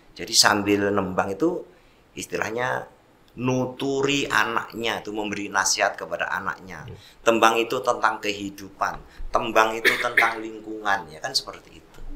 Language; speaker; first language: Indonesian; non-native, local second language; Javanese